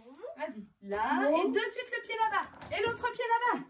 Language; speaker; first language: French; native; French